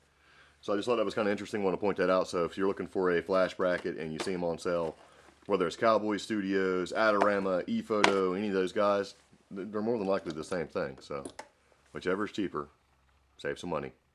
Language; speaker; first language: English; native; English